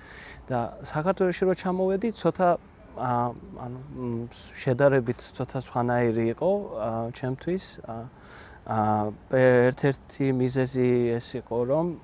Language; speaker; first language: Georgian; non-native, learner; Persian